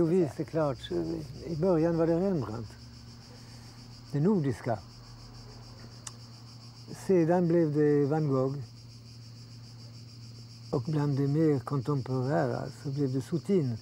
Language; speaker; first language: Swedish; early bilingual, heritage; Swedish